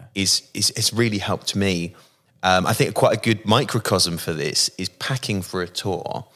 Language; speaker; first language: English; native; English